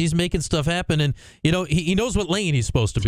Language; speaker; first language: English; native; English